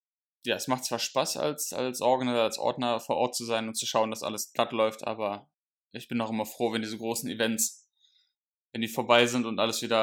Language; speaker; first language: German; native; German